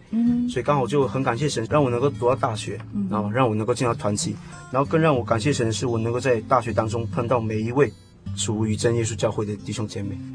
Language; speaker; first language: Chinese; native; Chinese